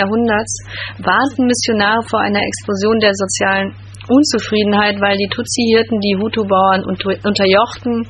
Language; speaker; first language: German; native; German